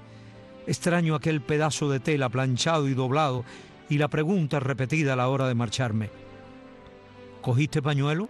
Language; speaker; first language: Spanish; native; Spanish